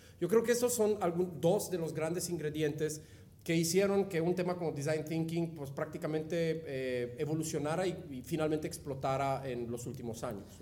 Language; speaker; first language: Spanish; non-native, fluent; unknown